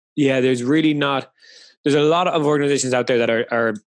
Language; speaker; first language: English; native; English